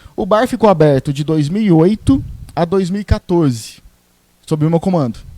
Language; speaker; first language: Portuguese; native; Portuguese